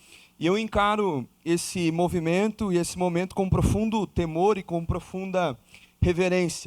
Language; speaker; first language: Portuguese; native; Portuguese